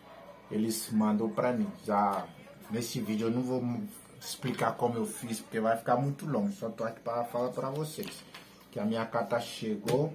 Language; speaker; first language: Portuguese; non-native, learner; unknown